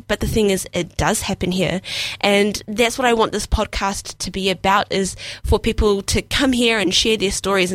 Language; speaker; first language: English; non-native, local second language; Somali